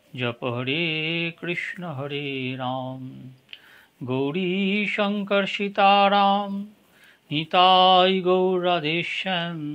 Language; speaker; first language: Hindi; non-native, local second language; Bangla